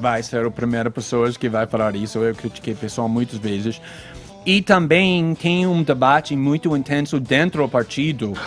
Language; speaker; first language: Portuguese; non-native, fluent; English